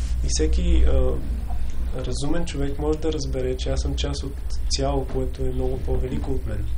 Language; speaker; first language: Bulgarian; native; Bulgarian